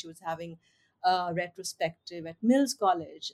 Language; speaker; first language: English; non-native, local second language; Hindi